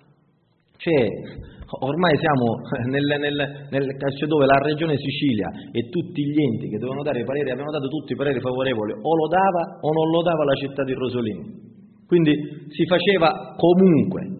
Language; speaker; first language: Italian; native; Italian